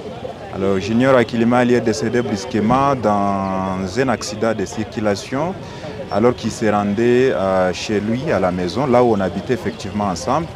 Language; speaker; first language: French; non-native, local second language; Swahili